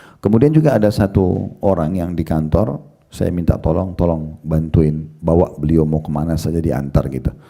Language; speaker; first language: Indonesian; native; Indonesian